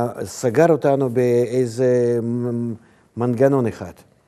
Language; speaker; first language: Hebrew; non-native, fluent; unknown